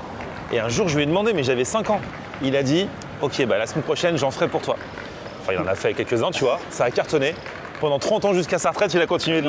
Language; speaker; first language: French; native; French